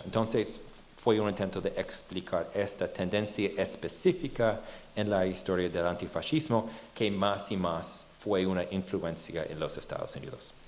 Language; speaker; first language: Spanish; non-native, fluent; English